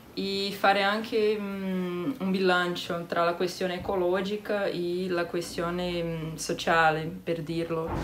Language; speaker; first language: Italian; non-native, fluent; Portuguese